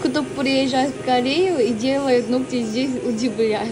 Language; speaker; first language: Russian; non-native, fluent; Korean